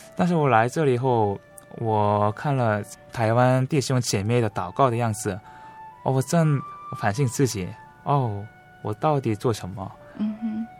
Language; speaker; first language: Chinese; non-native, learner; Korean